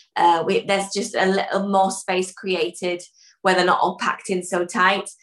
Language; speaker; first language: English; early bilingual, other home language; Dutch